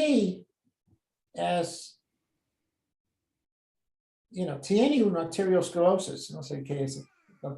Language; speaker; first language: Spanish; non-native, fluent; English